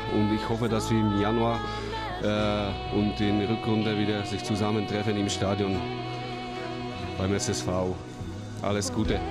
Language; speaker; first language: German; non-native, learner; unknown